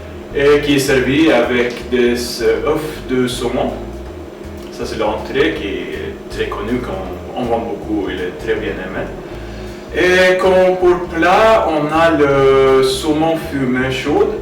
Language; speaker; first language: French; non-native, fluent; Swedish